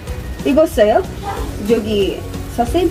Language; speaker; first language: Korean; non-native, learner; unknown